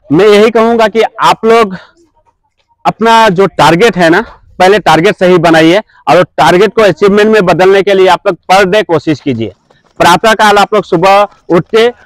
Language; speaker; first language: Hindi; native; Hindi